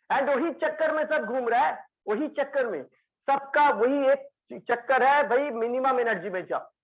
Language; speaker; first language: Hindi; non-native, local second language; Bangla